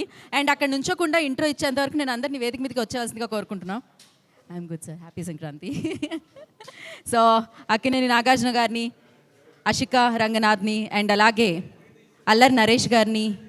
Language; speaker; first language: Telugu; native; Telugu